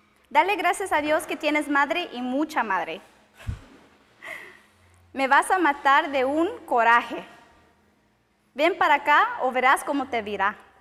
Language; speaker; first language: Spanish; early bilingual, other home language; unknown